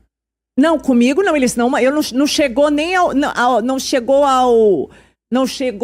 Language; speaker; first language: Portuguese; native; Portuguese